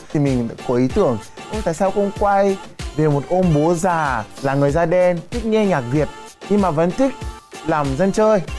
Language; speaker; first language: Vietnamese; non-native, fluent; Yoruba